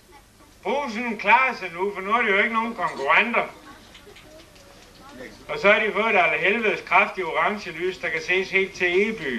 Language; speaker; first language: Danish; native; Danish